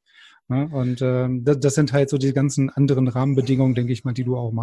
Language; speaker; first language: German; native; German